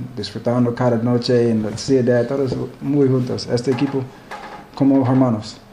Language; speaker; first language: Spanish; non-native, learner; English